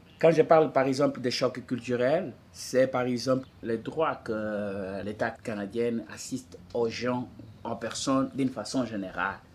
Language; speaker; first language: French; non-native, fluent; Portuguese